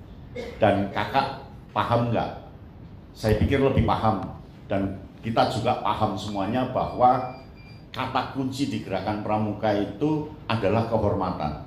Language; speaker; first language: Indonesian; native; Indonesian